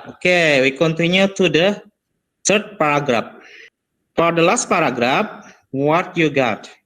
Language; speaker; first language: English; non-native, learner; Indonesian